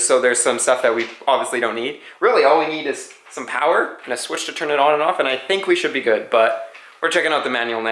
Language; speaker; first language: English; native; English